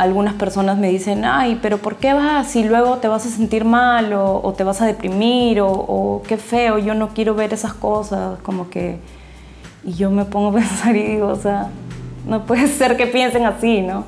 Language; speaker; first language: Spanish; native; Spanish